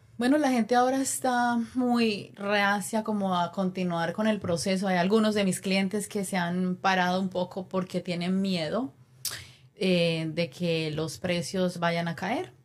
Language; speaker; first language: Spanish; native; Spanish